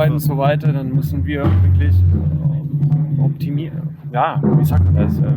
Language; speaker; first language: German; non-native, fluent; Spanish